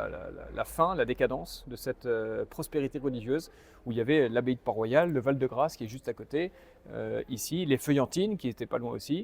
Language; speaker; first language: French; native; French